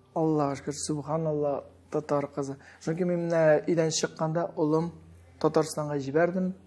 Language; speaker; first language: Tatar; early bilingual, heritage; Tatar